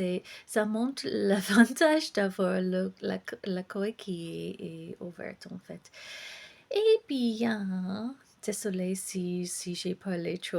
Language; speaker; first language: French; non-native, fluent; English